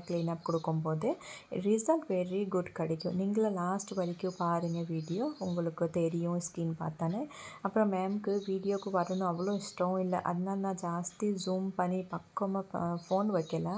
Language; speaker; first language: Tamil; non-native, fluent; Assamese